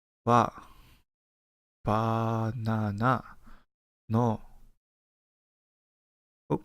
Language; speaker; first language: Japanese; non-native, fluent; English